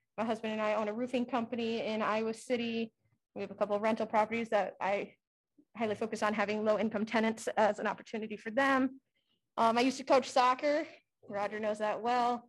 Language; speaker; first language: English; native; English